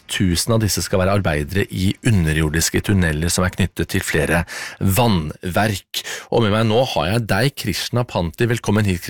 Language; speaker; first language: Norwegian; native; Norwegian